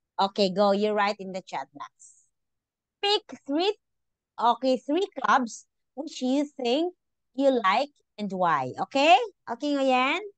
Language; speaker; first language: English; non-native, local second language; Filipino